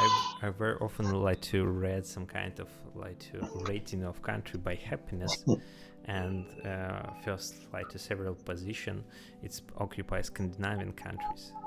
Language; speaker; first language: English; non-native, learner; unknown